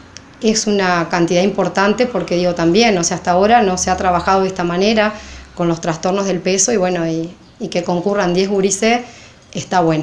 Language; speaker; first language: Spanish; native; Spanish